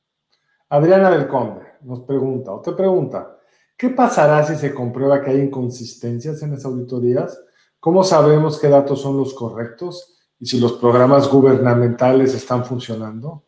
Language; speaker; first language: Spanish; native; Spanish